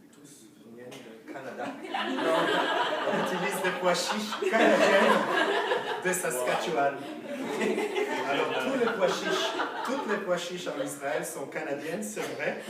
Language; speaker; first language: French; non-native, fluent; Hebrew